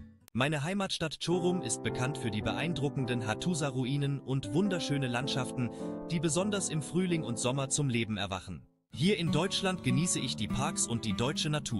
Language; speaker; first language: German; non-native, learner; Turkish